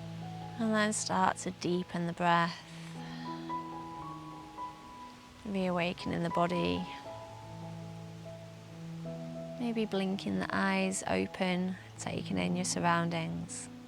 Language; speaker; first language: English; native; English